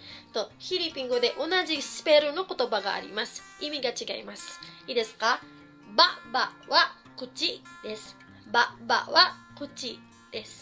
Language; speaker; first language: Japanese; non-native, fluent; Filipino